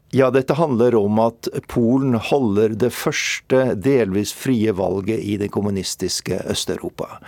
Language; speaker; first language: Norwegian; native; Norwegian